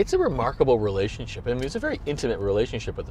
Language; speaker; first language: English; native; English